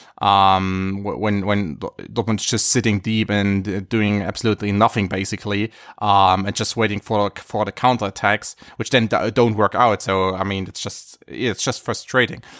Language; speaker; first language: English; non-native, fluent; German